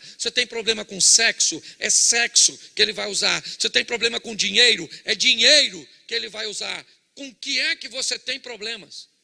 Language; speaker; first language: Portuguese; native; Portuguese